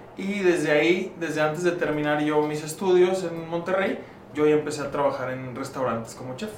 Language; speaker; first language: Spanish; native; Spanish